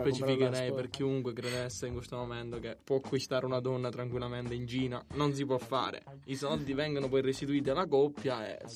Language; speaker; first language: Italian; native; Italian